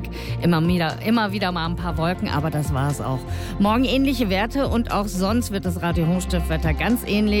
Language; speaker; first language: German; native; German